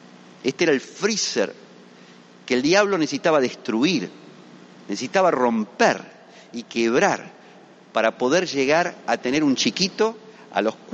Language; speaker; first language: Spanish; native; Spanish